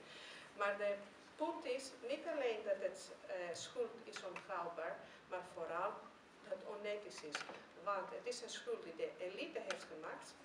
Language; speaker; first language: Dutch; non-native, fluent; Greek